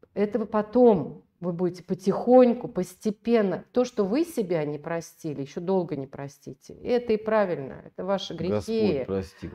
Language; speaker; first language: Russian; native; Russian